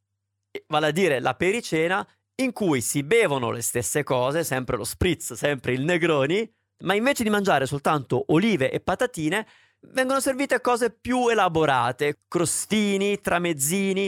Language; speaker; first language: Italian; native; Italian